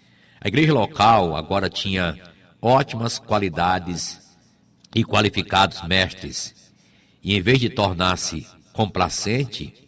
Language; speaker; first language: Portuguese; native; Portuguese